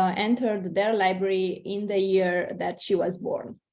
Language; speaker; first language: English; non-native, fluent; Romanian